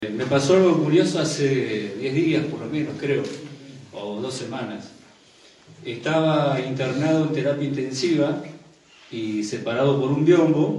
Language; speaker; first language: Spanish; native; Spanish